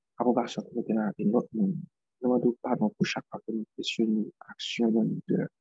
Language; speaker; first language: French; non-native, local second language; Haitian Creole